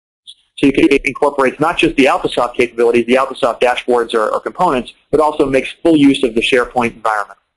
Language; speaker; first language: English; native; English